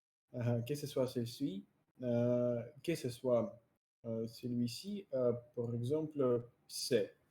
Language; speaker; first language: French; non-native, learner; Russian